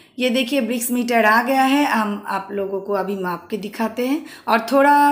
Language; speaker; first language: Hindi; non-native, local second language; Bangla